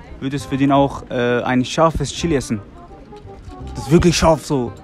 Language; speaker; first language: German; non-native, learner; Persian